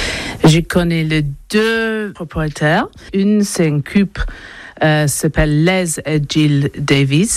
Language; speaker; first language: French; non-native, learner; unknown